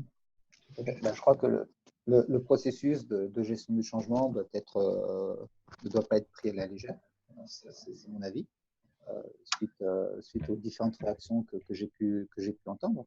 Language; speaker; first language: French; native; French